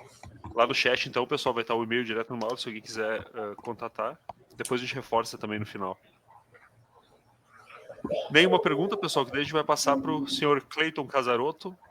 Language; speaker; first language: Portuguese; native; Portuguese